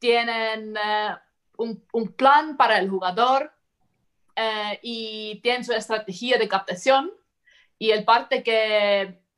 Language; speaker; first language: Spanish; non-native, fluent; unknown